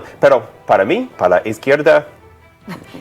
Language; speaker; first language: Spanish; non-native, fluent; English